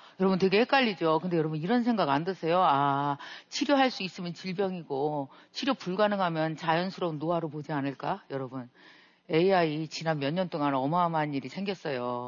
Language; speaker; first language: Korean; native; Korean